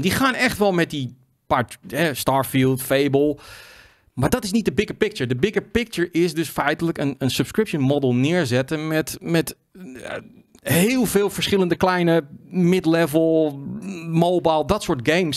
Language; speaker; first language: Dutch; native; Dutch